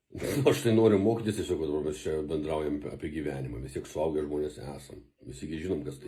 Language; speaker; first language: Lithuanian; native; Lithuanian